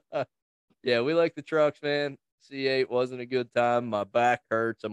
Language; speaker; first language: English; native; English